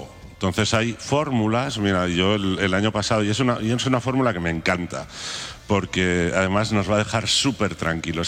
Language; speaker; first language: Spanish; native; Spanish